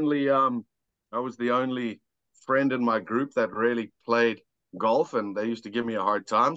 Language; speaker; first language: English; native; English